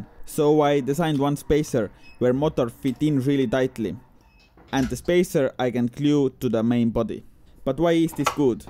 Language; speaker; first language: English; non-native, fluent; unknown